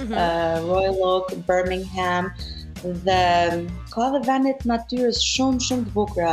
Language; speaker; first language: Albanian; early bilingual, heritage; Albanian